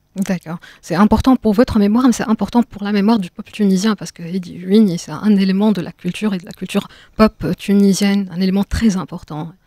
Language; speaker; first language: French; non-native, local second language; Arabic